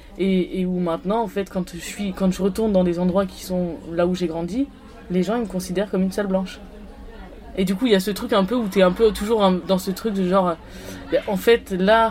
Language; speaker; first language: French; native; French